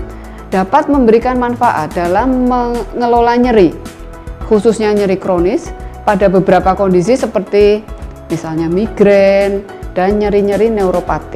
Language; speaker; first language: Indonesian; native; Indonesian